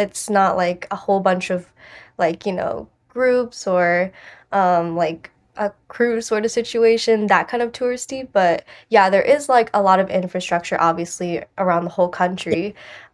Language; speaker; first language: English; native; English